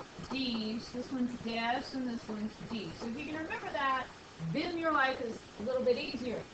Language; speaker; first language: English; native; English